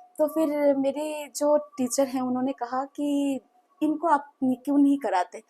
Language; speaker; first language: Hindi; non-native, local second language; Bangla